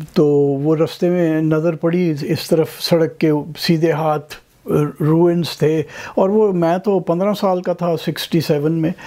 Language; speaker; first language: Urdu; non-native, local second language; Punjabi